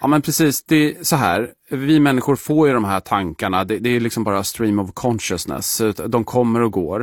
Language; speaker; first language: Swedish; native; Swedish